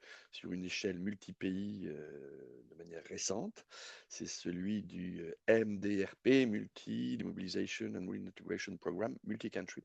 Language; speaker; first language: French; native; French